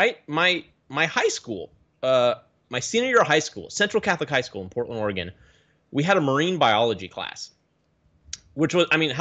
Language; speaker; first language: English; native; English